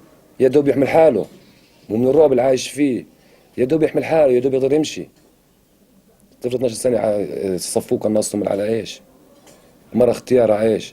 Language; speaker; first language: Arabic; native; Arabic